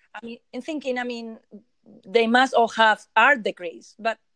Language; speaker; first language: English; non-native, fluent; Spanish